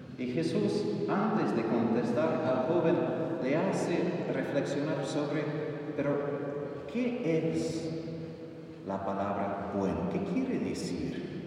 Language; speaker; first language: Spanish; non-native, fluent; English